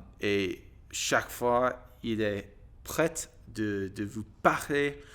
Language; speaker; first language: French; non-native, learner; English